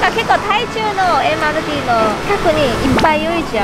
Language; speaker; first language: Japanese; non-native, fluent; Chinese